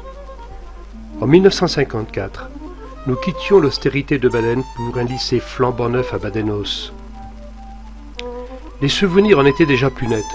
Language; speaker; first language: French; native; French